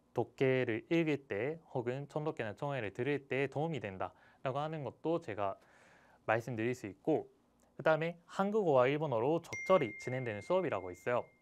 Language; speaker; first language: Korean; non-native, fluent; Japanese